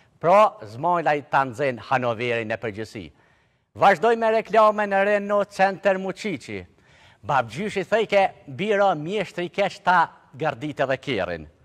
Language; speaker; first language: Albanian; native; Albanian